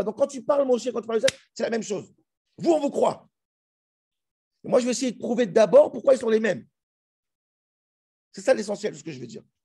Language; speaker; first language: French; native; French